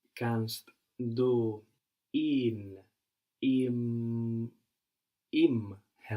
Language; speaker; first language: German; non-native, learner; English